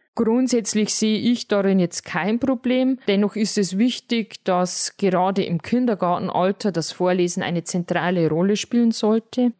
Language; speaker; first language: German; native; German